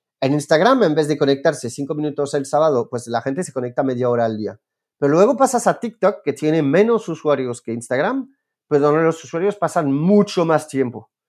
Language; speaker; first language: Spanish; non-native, fluent; French